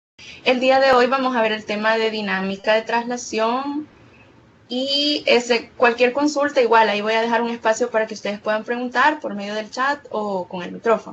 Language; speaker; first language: Spanish; native; Spanish